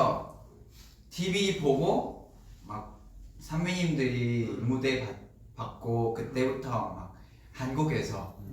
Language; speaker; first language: Korean; non-native, learner; Vietnamese